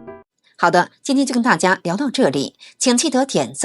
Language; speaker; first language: Chinese; native; Chinese